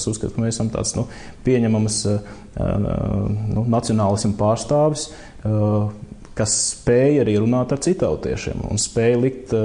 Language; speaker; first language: Latvian; native; Latvian